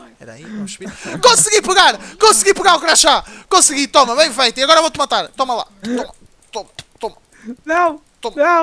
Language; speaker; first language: Portuguese; native; Portuguese